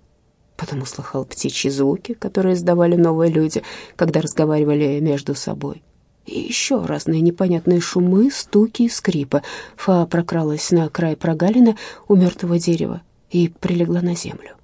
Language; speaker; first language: Russian; native; Russian